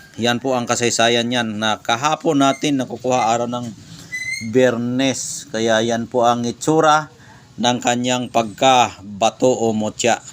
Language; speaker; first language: Filipino; non-native, local second language; Cebuano